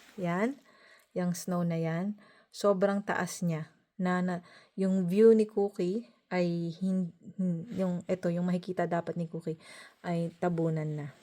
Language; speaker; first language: Filipino; native; Filipino